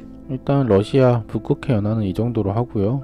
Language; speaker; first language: Korean; native; Korean